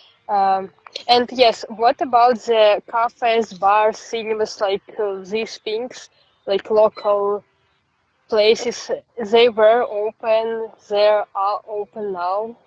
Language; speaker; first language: English; non-native, fluent; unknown